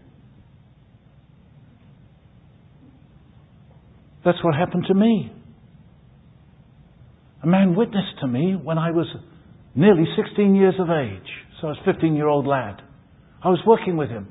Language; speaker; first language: English; native; English